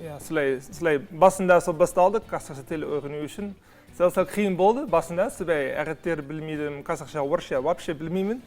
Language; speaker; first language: Kazakh; non-native, learner; Dutch